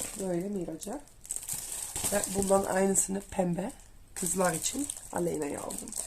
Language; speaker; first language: Turkish; non-native, learner; Dutch